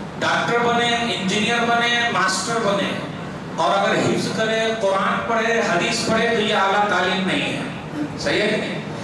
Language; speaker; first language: Urdu; non-native, local second language; Hindi